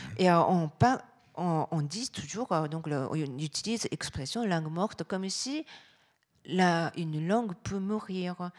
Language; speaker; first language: French; non-native, fluent; Japanese